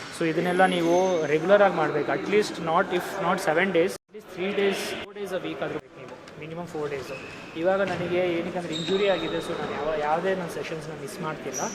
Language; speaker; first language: Kannada; non-native, local second language; Hindi